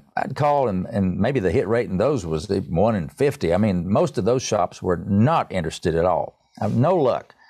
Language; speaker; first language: English; native; English